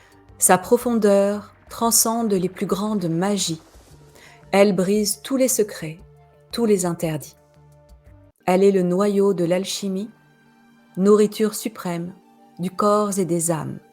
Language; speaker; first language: French; native; French